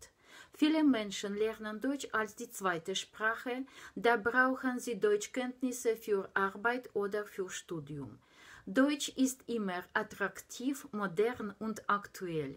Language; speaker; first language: German; non-native, fluent; Russian